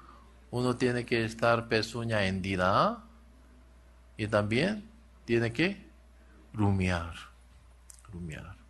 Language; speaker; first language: Spanish; non-native, learner; Korean